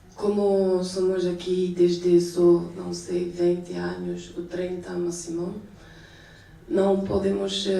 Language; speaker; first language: Portuguese; non-native, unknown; French